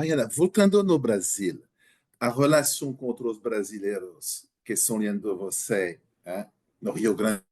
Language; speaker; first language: Portuguese; non-native, learner; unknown